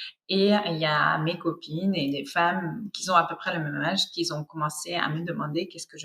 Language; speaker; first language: French; non-native, fluent; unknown